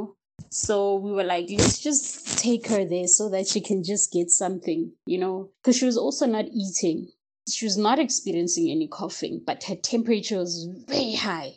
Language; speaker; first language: English; non-native, local second language; Tswana